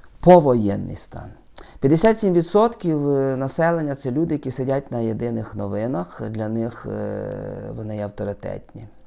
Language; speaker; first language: Ukrainian; native; Ukrainian